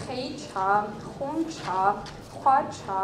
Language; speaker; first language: Chinese; non-native, learner; Georgian